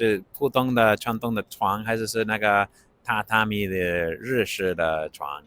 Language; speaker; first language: Chinese; non-native, learner; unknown